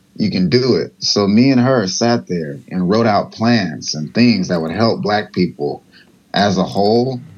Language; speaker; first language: English; native; English